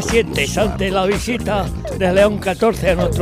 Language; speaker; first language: Spanish; native; Spanish